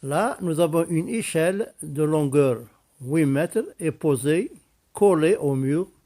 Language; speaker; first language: French; non-native, local second language; Arabic